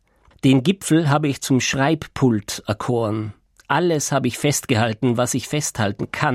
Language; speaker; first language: German; native; German